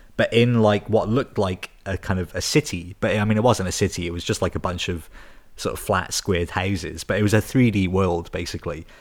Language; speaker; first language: English; native; English